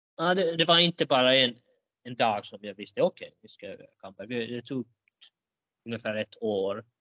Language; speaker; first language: Swedish; non-native, local second language; Finnish